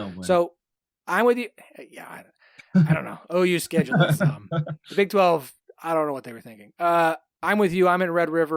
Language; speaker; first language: English; native; English